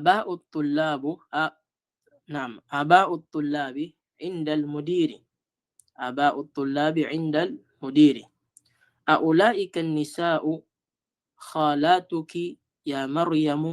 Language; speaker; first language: Arabic; non-native, fluent; Filipino